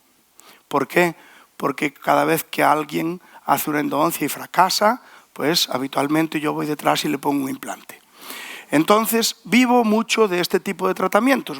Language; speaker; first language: Spanish; native; Spanish